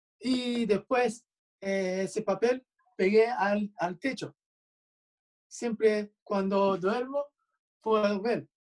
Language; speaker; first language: Spanish; non-native, learner; Japanese